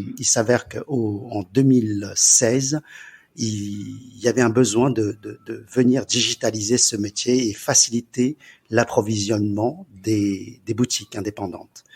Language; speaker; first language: French; early bilingual, other home language; Chinese